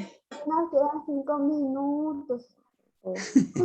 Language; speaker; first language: Spanish; native; Spanish